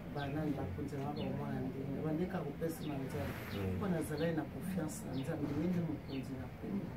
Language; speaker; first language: Lingala; non-native, local second language; Mongo